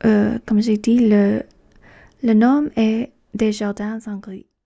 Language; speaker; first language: French; non-native, fluent; English